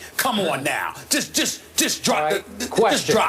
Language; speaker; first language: English; native; English